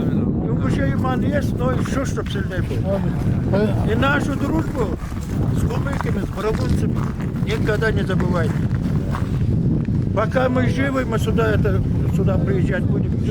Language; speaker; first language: Russian; non-native, local second language; Kumyk